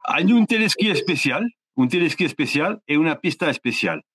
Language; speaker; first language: Spanish; non-native, learner; French